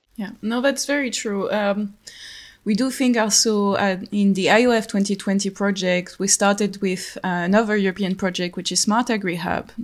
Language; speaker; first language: English; non-native, fluent; French